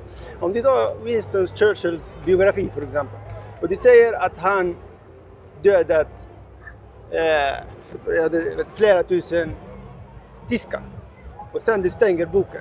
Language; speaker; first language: Swedish; non-native, learner; Arabic